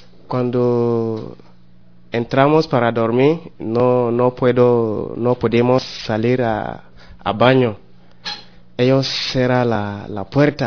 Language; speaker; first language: Spanish; non-native, learner; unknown